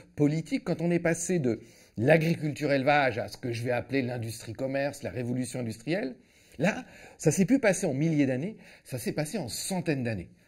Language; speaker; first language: French; native; French